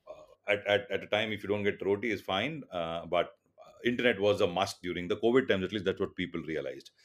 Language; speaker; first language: English; non-native, local second language; Tulu